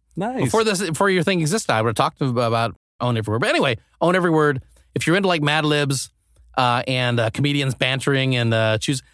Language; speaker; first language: English; native; English